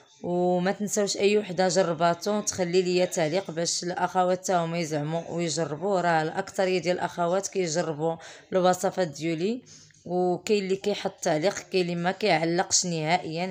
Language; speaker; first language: Arabic; native; Arabic